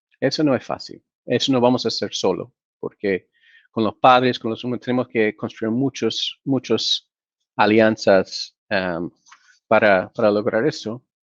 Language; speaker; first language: Spanish; non-native, fluent; English